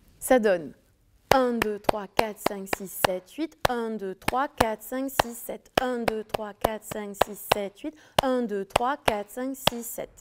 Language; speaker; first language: French; native; French